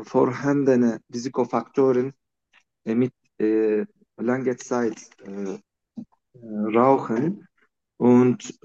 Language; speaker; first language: German; non-native, learner; Turkish